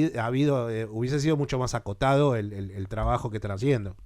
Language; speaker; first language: Spanish; native; Spanish